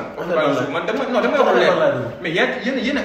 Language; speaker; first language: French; non-native, local second language; Wolof